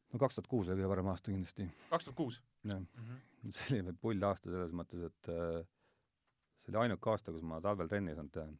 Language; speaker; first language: Estonian; native; Estonian